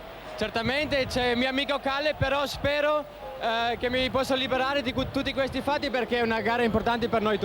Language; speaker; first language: Italian; non-native, fluent; German